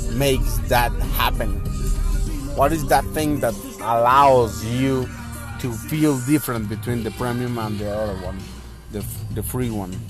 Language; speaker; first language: English; non-native, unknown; Spanish